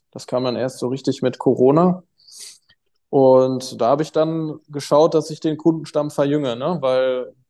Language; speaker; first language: German; native; German